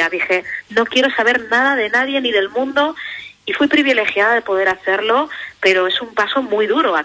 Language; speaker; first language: Spanish; native; Spanish